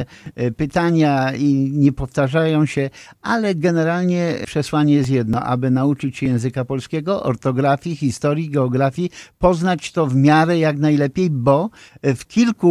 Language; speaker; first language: Polish; native; Polish